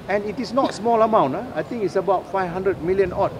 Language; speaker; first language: English; non-native, local second language; Malay